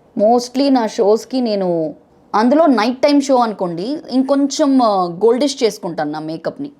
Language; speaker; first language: Telugu; non-native, fluent; Bangla